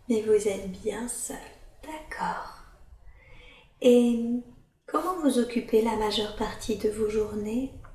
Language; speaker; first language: French; native; French